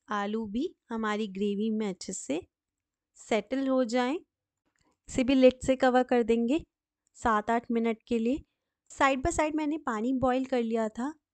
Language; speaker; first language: Hindi; native; Hindi